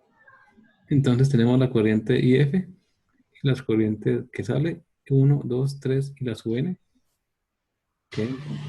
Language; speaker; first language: Spanish; native; Spanish